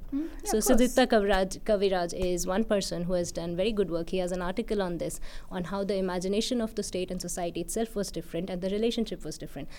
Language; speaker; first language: English; non-native, local second language; Hindi